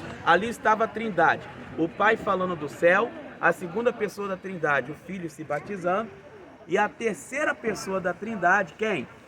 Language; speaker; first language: Portuguese; native; Portuguese